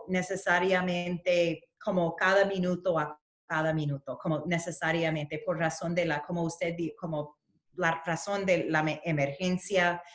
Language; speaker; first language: Spanish; early bilingual, heritage; Spanish